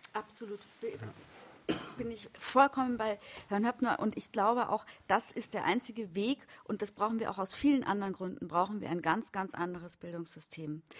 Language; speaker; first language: German; native; German